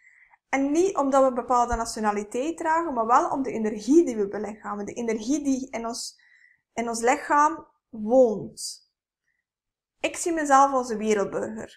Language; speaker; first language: Dutch; native; Dutch